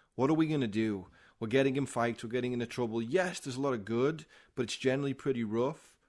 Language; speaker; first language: English; native; English